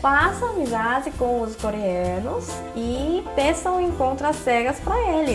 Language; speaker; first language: Portuguese; non-native, fluent; Korean